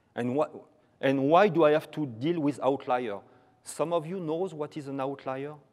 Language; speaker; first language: English; non-native, fluent; French